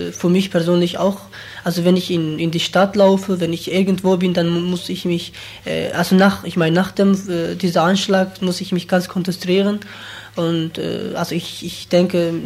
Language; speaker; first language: German; non-native, learner; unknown